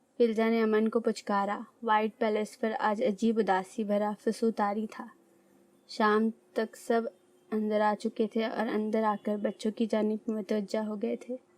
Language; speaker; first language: Urdu; native; Urdu